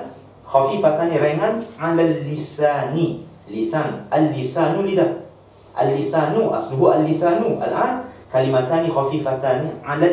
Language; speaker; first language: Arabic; non-native, fluent; Malay